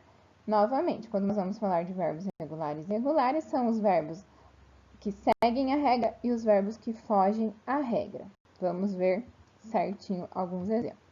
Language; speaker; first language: Portuguese; native; Portuguese